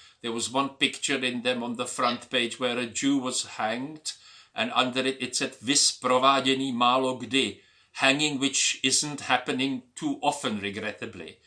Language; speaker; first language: English; non-native, fluent; Czech